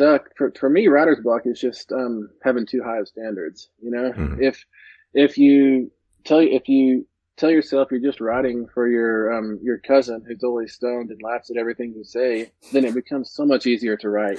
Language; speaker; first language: English; native; English